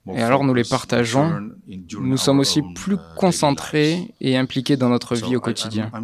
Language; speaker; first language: French; non-native, fluent; Dutch